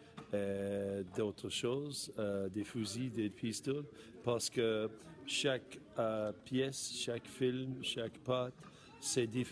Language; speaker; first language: French; non-native, learner; English